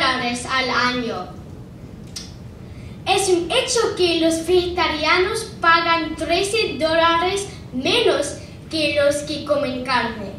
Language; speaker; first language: Spanish; non-native, learner; English